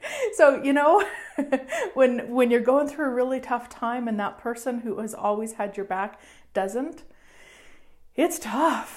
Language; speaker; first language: English; native; English